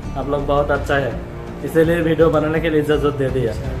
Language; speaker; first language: Hindi; non-native, learner; Bangla